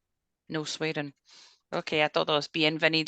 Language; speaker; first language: Spanish; non-native, fluent; English